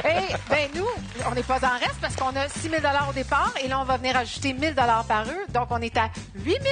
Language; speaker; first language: French; native; French